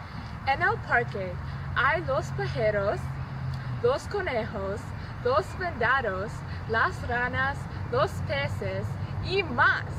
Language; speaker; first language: Spanish; non-native, learner; English